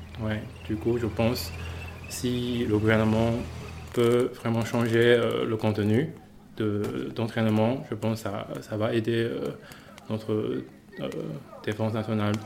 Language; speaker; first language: French; non-native, fluent; Chinese